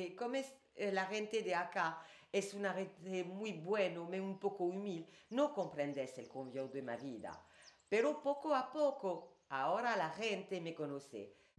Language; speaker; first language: Spanish; non-native, learner; French